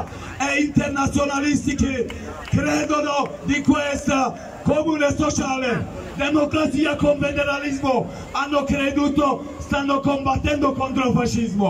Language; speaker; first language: Italian; non-native, learner; Kurdish